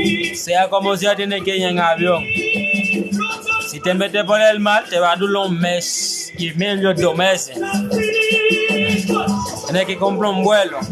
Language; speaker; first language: Spanish; non-native, learner; Haitian Creole